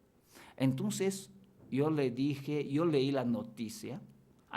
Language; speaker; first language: Spanish; non-native, fluent; Chinese